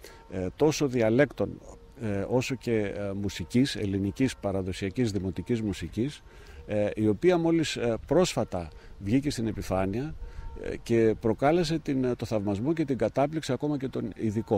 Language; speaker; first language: Greek; native; Greek